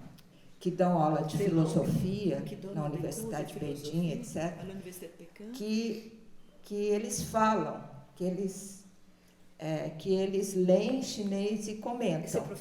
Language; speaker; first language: Portuguese; early bilingual, other home language; Chinese